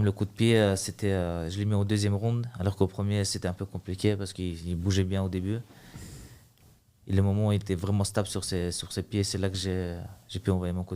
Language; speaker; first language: French; early bilingual, other home language; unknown